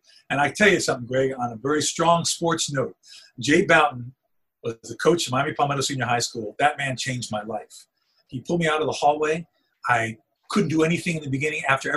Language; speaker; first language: English; early bilingual, other home language; Spanish